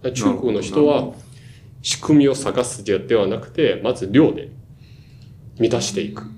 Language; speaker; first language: Japanese; non-native, fluent; Chinese